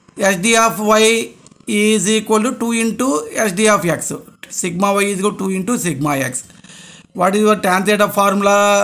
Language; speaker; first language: English; non-native, local second language; Telugu